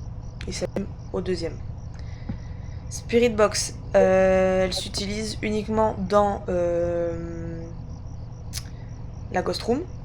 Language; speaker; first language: French; native; French